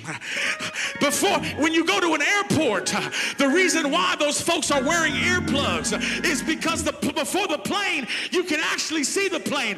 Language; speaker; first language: English; native; English